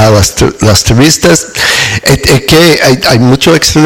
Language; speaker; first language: Spanish; non-native, learner; English